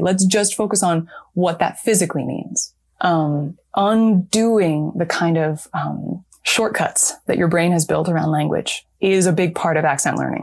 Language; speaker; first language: English; native; English